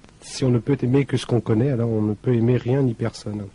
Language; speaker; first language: French; native; French